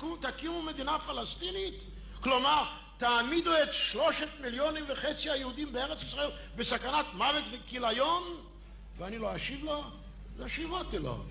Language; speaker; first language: Hebrew; non-native, fluent; Yiddish